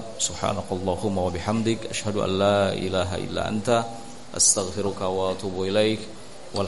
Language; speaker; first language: Indonesian; native; Indonesian